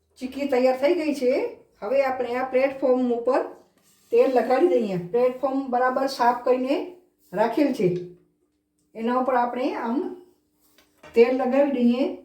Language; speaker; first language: Gujarati; non-native, local second language; Kachhi